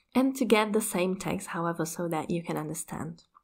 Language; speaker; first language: English; non-native, fluent; Czech